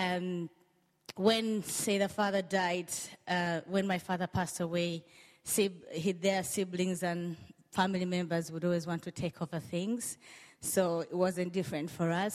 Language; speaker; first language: English; non-native, local second language; Ganda